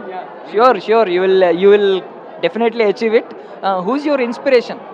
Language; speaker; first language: Telugu; native; Telugu